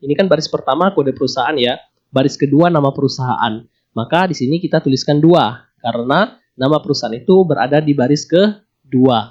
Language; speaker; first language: Indonesian; native; Indonesian